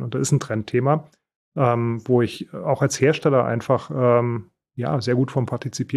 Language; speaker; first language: German; native; German